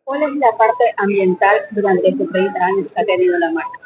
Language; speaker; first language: Spanish; native; Spanish